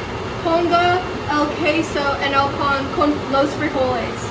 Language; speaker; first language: Spanish; non-native, learner; English